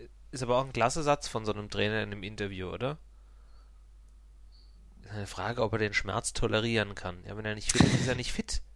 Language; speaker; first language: German; native; German